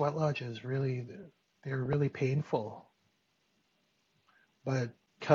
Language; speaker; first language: English; native; English